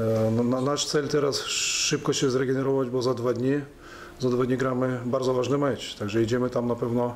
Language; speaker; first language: Polish; non-native, fluent; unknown